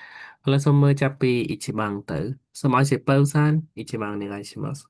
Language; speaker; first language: Japanese; non-native, fluent; Khmer